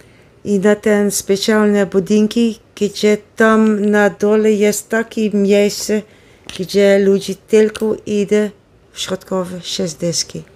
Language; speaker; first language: Polish; non-native, learner; Dutch